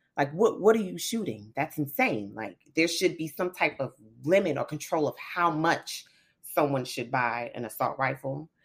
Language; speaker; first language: English; native; English